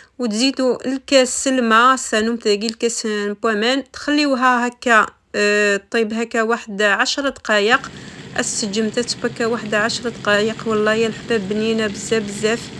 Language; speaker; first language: Arabic; native; Arabic